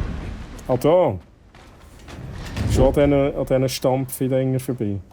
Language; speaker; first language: German; native; German